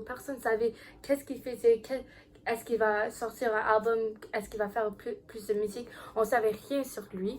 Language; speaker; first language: French; non-native, learner; English